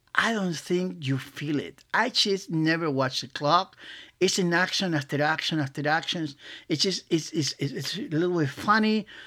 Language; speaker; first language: English; non-native, fluent; Spanish